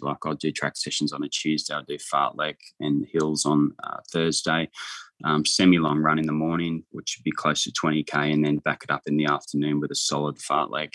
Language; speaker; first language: English; native; English